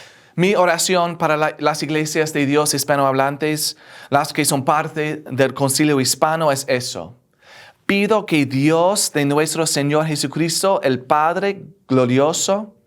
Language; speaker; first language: Spanish; non-native, fluent; English